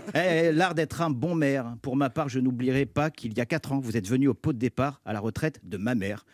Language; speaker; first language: French; native; French